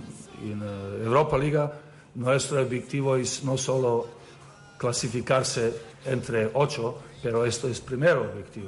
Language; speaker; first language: Spanish; non-native, learner; Serbian